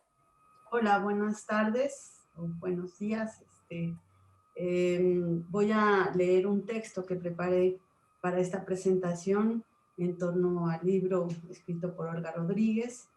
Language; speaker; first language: Spanish; native; Spanish